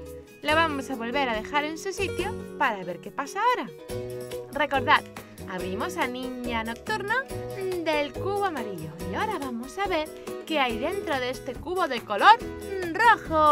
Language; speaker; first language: Spanish; native; Spanish